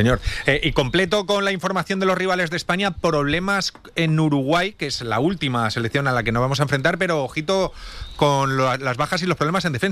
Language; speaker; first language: Spanish; native; Spanish